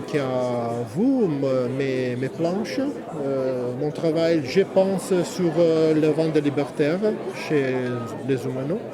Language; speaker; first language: French; non-native, fluent; Italian